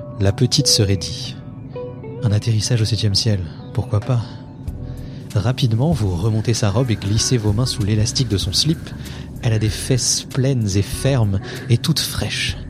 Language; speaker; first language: French; native; French